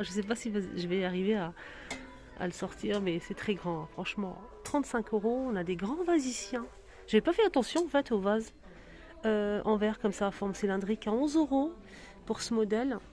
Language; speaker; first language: French; native; French